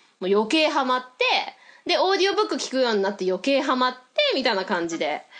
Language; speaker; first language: Japanese; native; Japanese